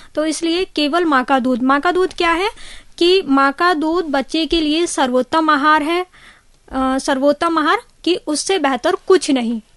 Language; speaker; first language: Hindi; native; Hindi